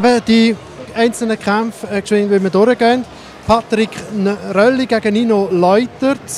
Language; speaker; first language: German; native; German